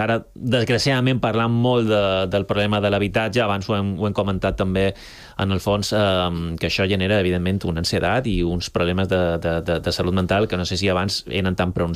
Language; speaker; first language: Catalan; native; Catalan